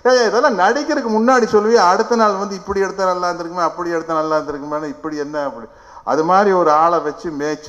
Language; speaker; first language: Tamil; native; Tamil